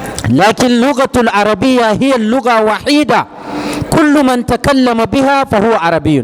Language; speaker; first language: Arabic; non-native, fluent; Urdu